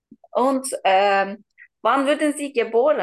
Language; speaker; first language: German; non-native, learner; Turkish